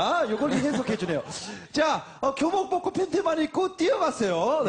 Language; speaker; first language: Korean; native; Korean